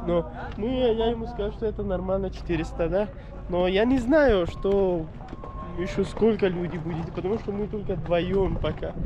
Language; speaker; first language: Russian; non-native, learner; Kyrgyz